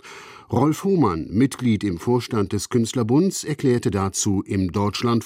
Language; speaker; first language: German; native; German